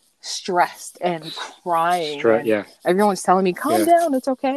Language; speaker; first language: English; native; English